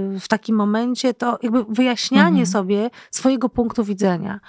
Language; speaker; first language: Polish; native; Polish